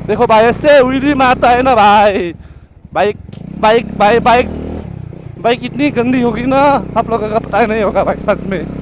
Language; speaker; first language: Hindi; non-native, learner; Nepali